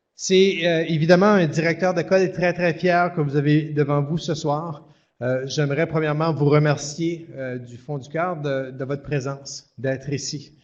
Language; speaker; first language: French; native; French